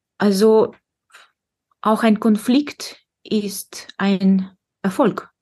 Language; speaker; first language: German; non-native, fluent; Russian